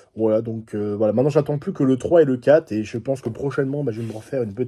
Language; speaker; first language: French; native; French